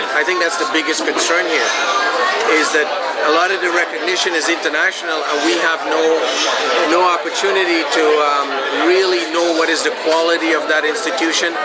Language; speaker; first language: English; native; English